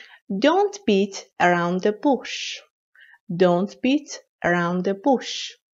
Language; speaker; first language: English; non-native, fluent; Persian